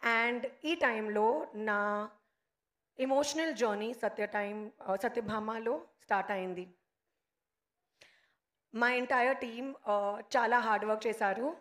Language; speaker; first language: Telugu; non-native, learner; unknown